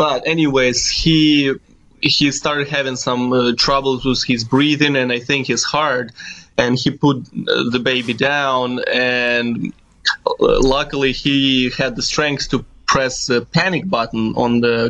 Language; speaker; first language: English; non-native, fluent; Kazakh